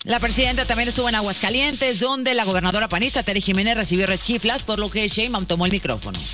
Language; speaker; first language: Spanish; native; Spanish